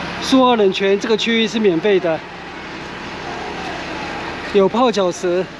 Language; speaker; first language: Chinese; native; Chinese